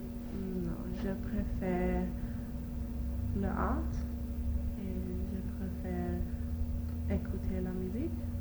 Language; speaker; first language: French; non-native, learner; Arabic